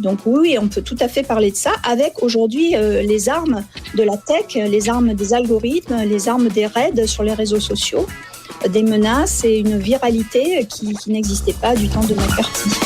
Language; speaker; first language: French; native; French